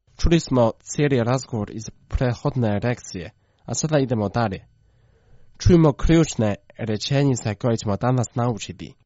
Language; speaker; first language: Croatian; non-native, fluent; Chinese